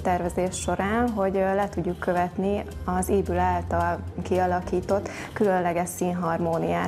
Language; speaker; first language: Hungarian; native; Hungarian